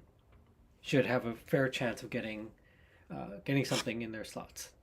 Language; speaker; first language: English; native; English